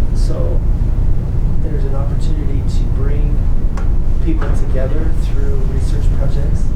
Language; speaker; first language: English; native; English